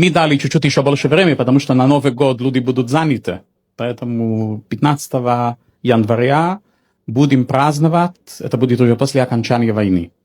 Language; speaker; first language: Russian; non-native, learner; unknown